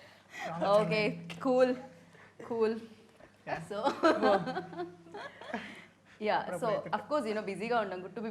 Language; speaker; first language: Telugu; native; Telugu